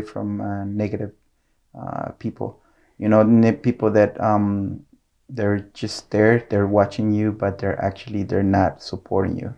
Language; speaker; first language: English; non-native, fluent; Spanish